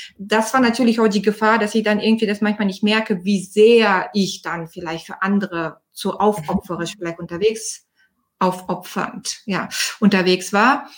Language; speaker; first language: German; non-native, fluent; Bulgarian